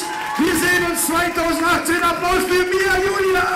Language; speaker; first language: German; native; German